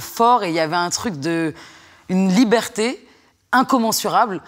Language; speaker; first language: French; native; French